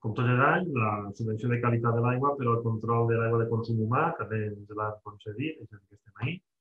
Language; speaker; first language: Spanish; non-native, local second language; Catalan